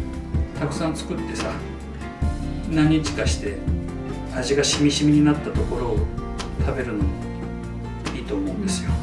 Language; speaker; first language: Japanese; native; Japanese